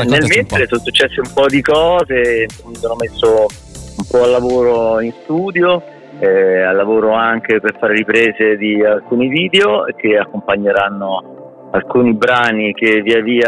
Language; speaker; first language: Italian; native; Italian